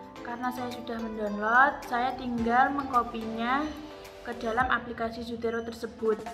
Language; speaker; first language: Indonesian; native; Indonesian